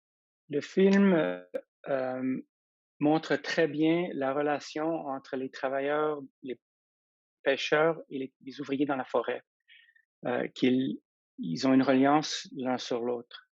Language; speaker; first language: French; non-native, fluent; English